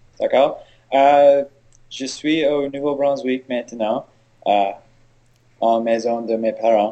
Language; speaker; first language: French; non-native, learner; English